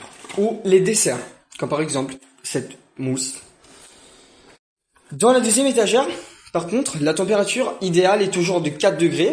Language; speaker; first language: French; non-native, fluent; Italian